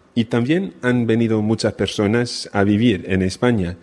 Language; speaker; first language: Spanish; non-native, fluent; English